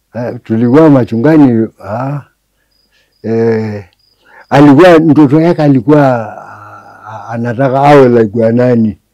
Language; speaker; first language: Swahili; non-native, local second language; Masai